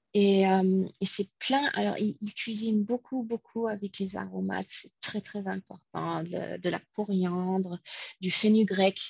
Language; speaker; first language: French; non-native, fluent; English